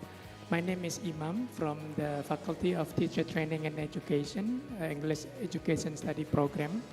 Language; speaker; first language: English; non-native, fluent; Indonesian